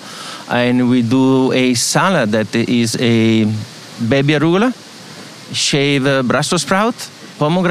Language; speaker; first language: English; non-native, learner; Italian